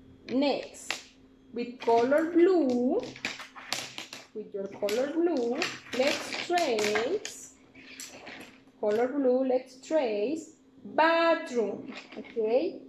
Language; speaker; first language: English; non-native, fluent; Spanish